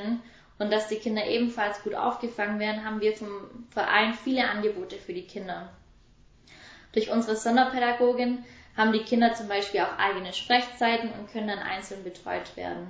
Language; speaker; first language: German; native; German